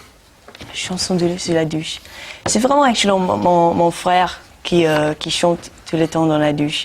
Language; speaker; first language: French; non-native, learner; English